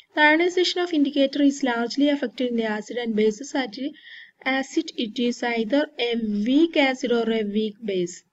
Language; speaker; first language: English; non-native, local second language; Malayalam